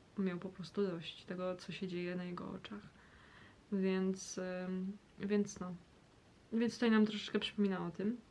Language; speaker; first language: Polish; early bilingual, heritage; Polish